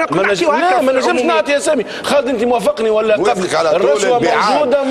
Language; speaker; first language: Arabic; native; Arabic